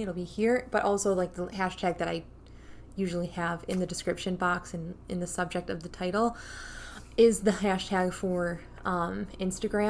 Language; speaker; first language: English; native; English